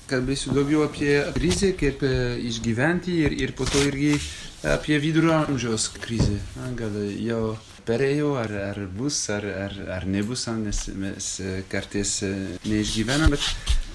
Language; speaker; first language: Lithuanian; non-native, fluent; French